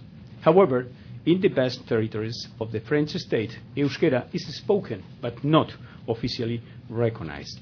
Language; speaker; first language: English; non-native, fluent; Spanish